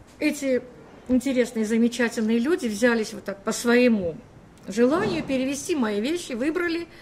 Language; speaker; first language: Russian; native; Russian